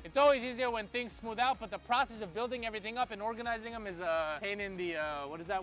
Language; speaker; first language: English; native; English